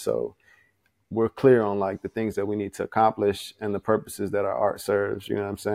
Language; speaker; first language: English; native; English